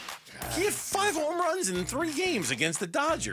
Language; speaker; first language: English; native; English